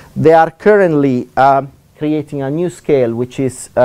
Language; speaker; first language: English; non-native, fluent; Italian